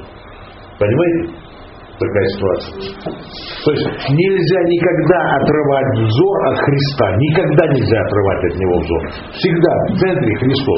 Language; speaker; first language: Russian; native; Russian